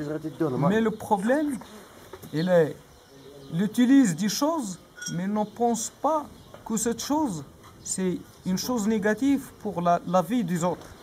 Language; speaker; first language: French; non-native, learner; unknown